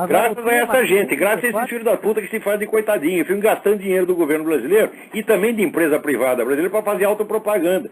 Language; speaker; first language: Portuguese; native; Portuguese